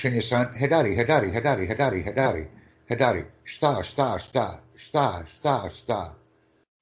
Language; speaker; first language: Japanese; non-native, learner; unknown